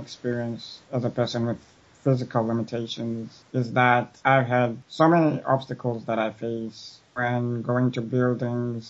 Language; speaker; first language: English; non-native, local second language; Shona